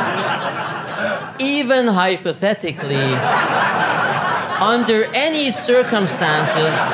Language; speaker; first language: English; non-native, fluent; Italian